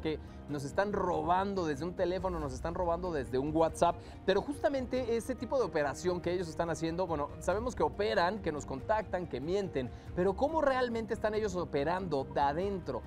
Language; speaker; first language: Spanish; native; Spanish